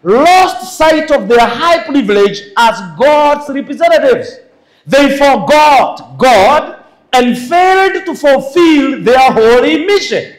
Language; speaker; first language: English; non-native, local second language; Swahili